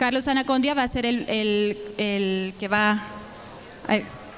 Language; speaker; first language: Spanish; native; Spanish